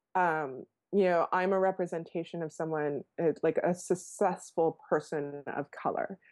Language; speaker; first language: English; native; English